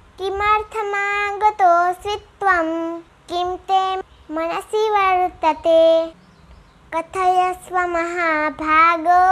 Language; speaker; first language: Hindi; non-native, local second language; Gujarati